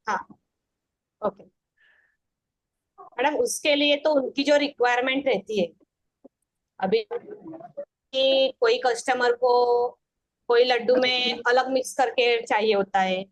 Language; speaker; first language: Hindi; non-native, local second language; Marathi